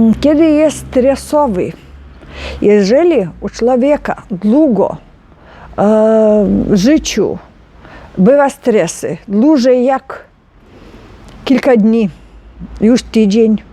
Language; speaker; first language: Polish; non-native, learner; Ukrainian